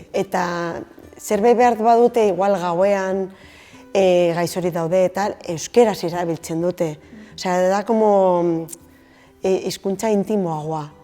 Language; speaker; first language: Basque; non-native, local second language; Spanish